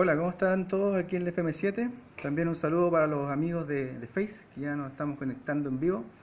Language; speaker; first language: Spanish; native; Spanish